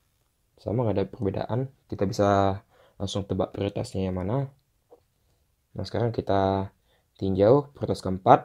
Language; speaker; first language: Indonesian; native; Indonesian